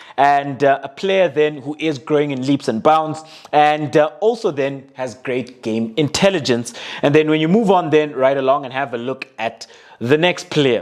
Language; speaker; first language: English; non-native, local second language; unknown